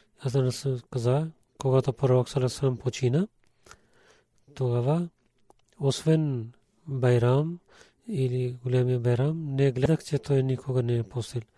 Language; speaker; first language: Bulgarian; non-native, learner; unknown